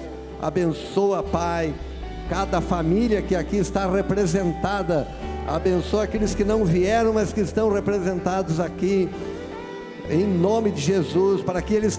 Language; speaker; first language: Portuguese; native; Portuguese